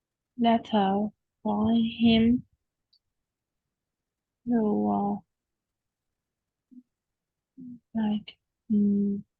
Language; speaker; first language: English; non-native, learner; Vietnamese